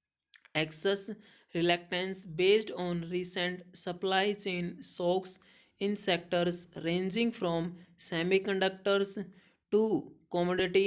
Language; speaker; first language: English; non-native, local second language; Hindi